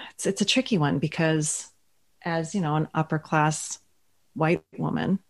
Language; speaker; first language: English; native; English